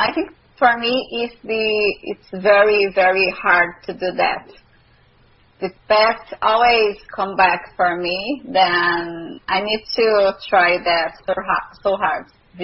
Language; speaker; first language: English; non-native, learner; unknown